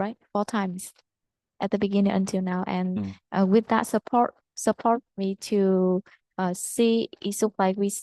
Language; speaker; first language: English; non-native, learner; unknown